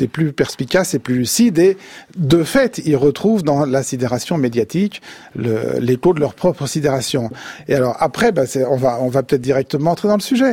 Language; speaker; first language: French; native; French